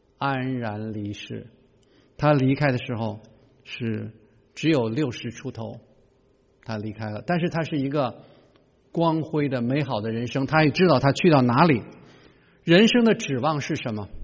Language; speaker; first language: Chinese; native; Chinese